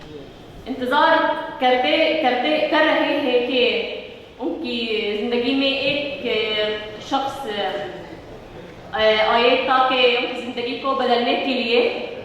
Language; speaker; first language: Hindi; non-native, fluent; Arabic